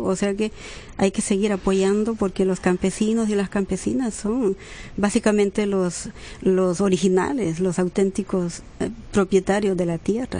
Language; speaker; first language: Spanish; native; Spanish